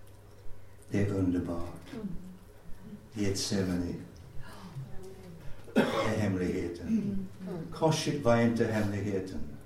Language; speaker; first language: Swedish; non-native, fluent; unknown